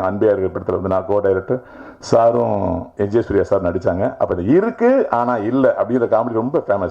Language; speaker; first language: Tamil; native; Tamil